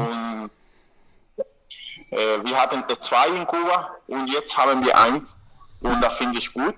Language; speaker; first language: German; non-native, learner; Spanish